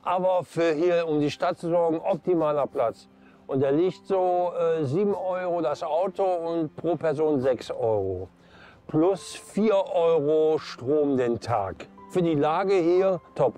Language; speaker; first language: German; native; German